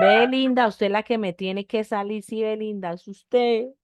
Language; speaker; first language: Spanish; native; Spanish